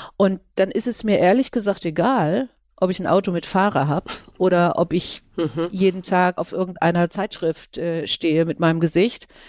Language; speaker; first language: German; native; German